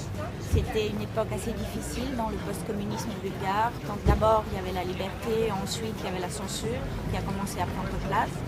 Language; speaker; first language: French; non-native, fluent; Bulgarian